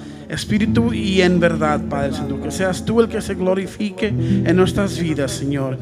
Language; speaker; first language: Spanish; early bilingual, heritage; Spanish